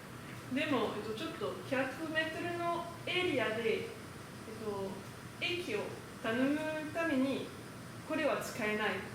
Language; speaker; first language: Japanese; non-native, learner; French